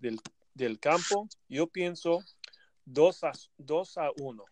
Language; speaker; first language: Spanish; non-native, learner; English